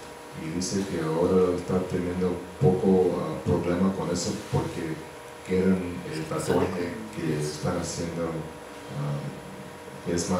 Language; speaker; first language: Spanish; early bilingual, heritage; Spanish